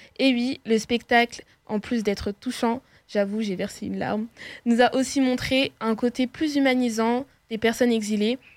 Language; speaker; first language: French; early bilingual, other home language; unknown